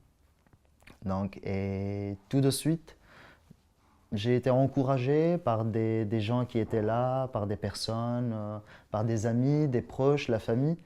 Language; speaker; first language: French; non-native, local second language; Arabic